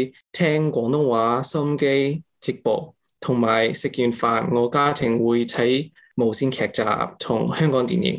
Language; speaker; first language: Cantonese; early bilingual, heritage; English